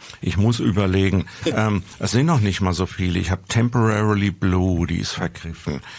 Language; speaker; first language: German; native; German